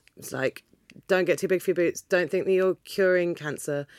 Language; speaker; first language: English; native; English